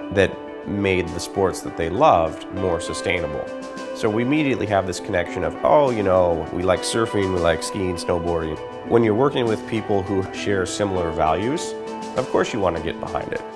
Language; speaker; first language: English; native; English